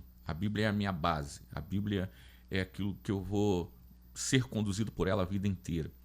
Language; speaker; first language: Portuguese; native; Portuguese